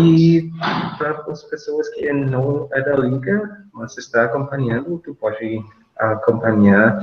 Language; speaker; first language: Portuguese; non-native, fluent; English